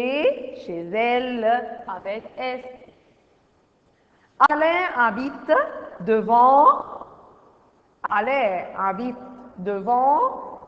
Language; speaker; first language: French; non-native, fluent; Arabic